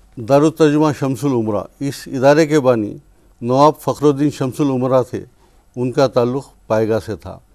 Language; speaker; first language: Urdu; native; Urdu